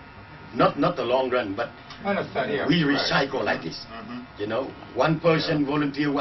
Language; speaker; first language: English; non-native, learner; Vietnamese